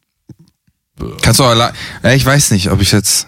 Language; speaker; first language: German; native; German